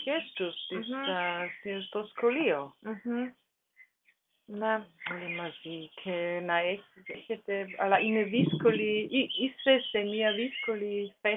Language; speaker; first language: Greek; non-native, learner; German